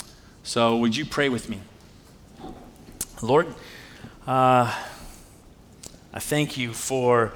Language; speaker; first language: English; native; English